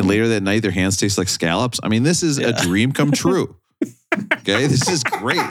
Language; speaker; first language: English; native; English